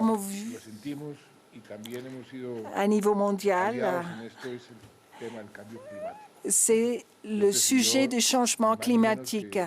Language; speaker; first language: French; non-native, fluent; Spanish